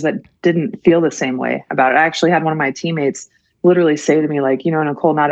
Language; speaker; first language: English; native; English